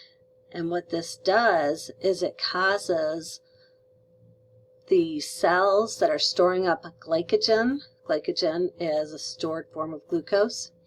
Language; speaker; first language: English; native; English